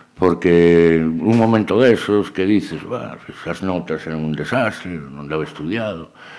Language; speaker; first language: Galician; native; Galician